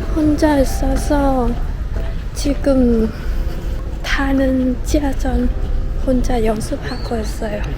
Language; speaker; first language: Korean; non-native, learner; Vietnamese